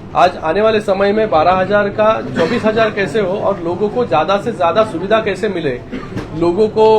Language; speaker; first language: Hindi; non-native, local second language; Marathi